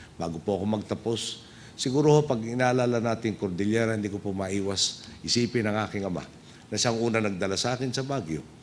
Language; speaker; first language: Filipino; native; Filipino